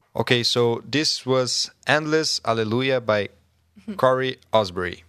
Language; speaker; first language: English; non-native, learner; Portuguese